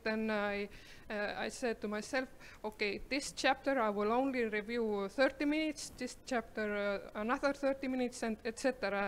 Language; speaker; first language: English; non-native, fluent; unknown